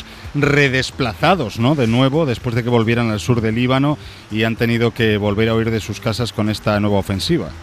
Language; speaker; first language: Spanish; native; Spanish